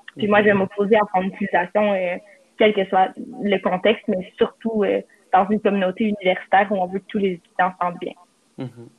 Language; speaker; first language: French; native; French